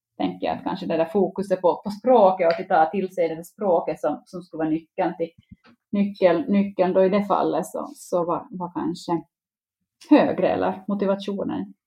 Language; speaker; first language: Swedish; native; Swedish